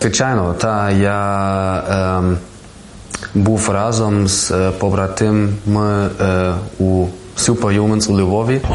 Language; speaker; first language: Ukrainian; non-native, learner; German